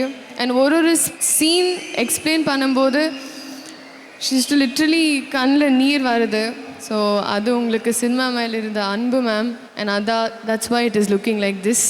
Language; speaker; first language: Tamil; non-native, fluent; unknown